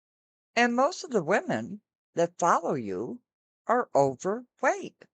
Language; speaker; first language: English; native; English